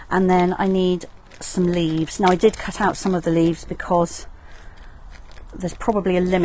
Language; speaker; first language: English; native; English